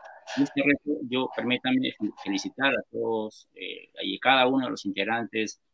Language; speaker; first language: Spanish; native; Spanish